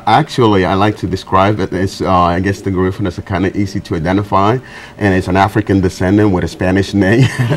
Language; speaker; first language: English; non-native, fluent; Spanish